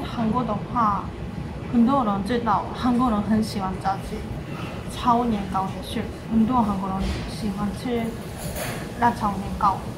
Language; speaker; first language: Chinese; non-native, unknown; Korean